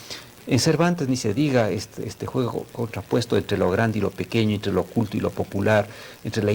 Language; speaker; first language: Spanish; native; Spanish